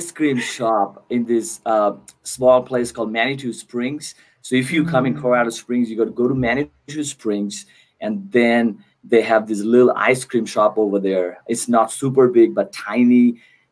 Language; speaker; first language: English; non-native, local second language; Bangla